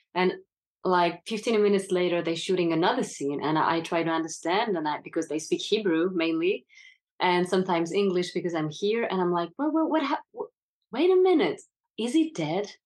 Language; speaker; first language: English; non-native, fluent; French